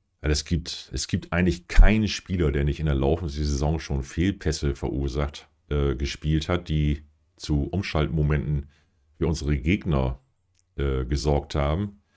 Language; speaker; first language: German; native; German